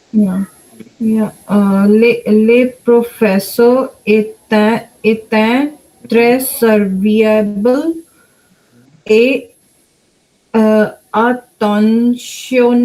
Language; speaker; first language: French; non-native, learner; Hindi